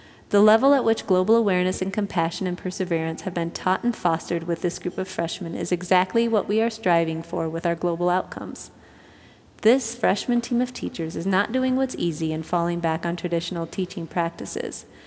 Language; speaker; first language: English; native; English